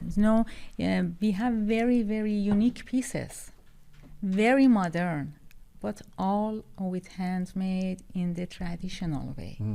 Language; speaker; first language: English; non-native, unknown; Persian